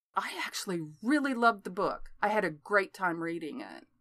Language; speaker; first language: English; native; English